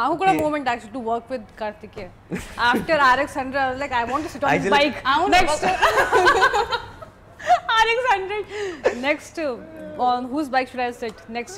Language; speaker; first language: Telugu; non-native, local second language; Hindi